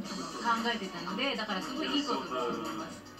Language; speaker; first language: Japanese; non-native, fluent; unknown